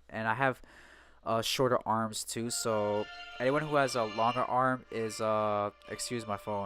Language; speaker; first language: English; native; English